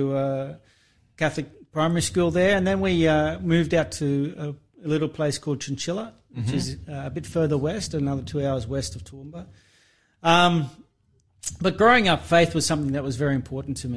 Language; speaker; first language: English; native; English